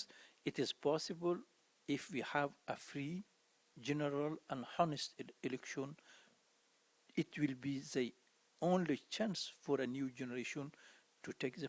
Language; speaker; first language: English; non-native, fluent; Persian